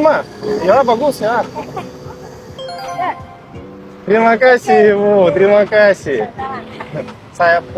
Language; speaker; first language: Indonesian; non-native, learner; English